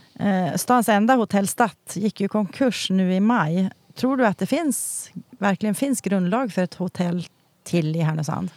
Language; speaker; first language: Swedish; native; Swedish